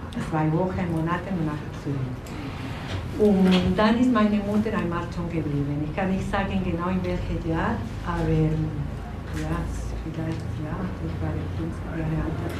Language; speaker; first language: German; non-native, learner; Spanish